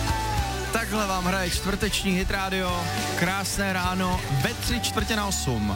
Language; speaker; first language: Czech; native; Czech